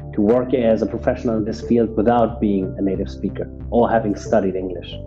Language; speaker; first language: English; non-native, fluent; German